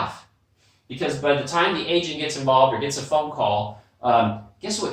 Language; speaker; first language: English; native; English